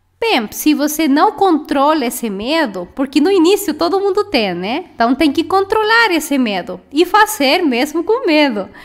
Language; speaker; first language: Portuguese; non-native, fluent; Spanish